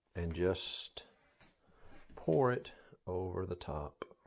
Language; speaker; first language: English; native; English